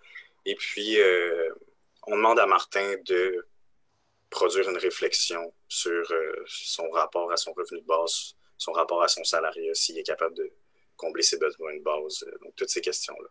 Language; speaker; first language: French; native; French